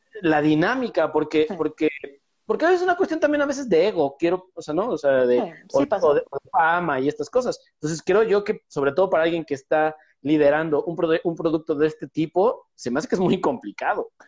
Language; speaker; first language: Spanish; native; Spanish